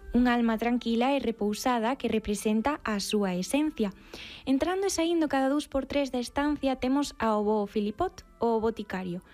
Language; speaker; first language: Galician; native; Galician